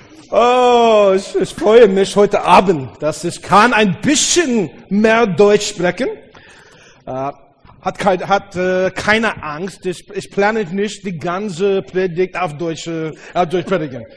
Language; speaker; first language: German; non-native, learner; English